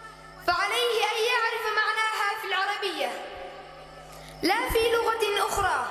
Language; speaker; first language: Arabic; non-native, learner; Pashto